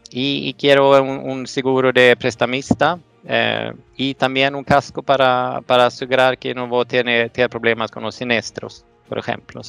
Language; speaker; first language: Portuguese; non-native, fluent; Swedish